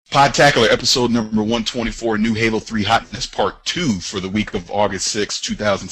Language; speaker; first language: English; native; English